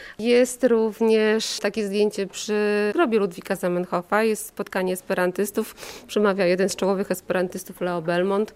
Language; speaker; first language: Polish; native; Polish